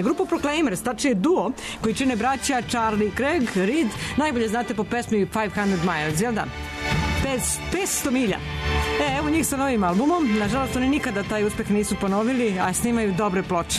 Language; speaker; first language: Serbian; native; Serbian